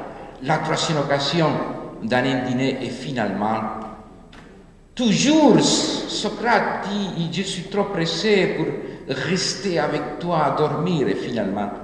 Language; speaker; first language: French; non-native, fluent; Spanish